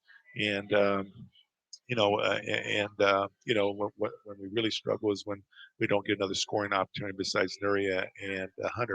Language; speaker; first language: English; native; English